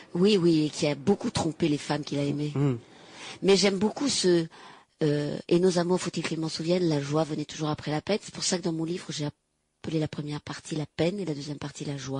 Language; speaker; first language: French; native; French